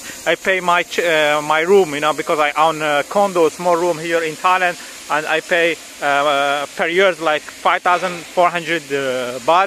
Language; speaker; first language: English; non-native, learner; French